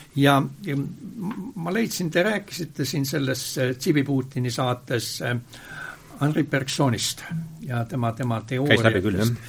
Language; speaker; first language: Estonian; native; Estonian